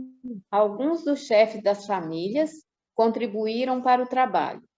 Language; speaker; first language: Portuguese; native; Portuguese